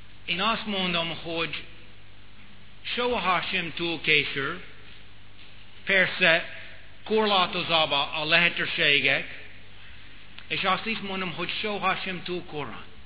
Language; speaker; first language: Hungarian; non-native, fluent; English